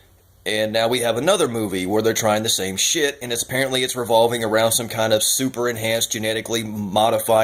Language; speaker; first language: English; native; English